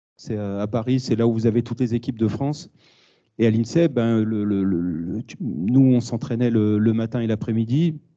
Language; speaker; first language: French; native; French